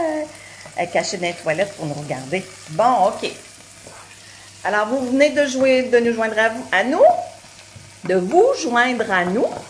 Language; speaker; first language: French; native; French